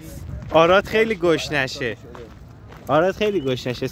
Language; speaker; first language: Persian; native; Persian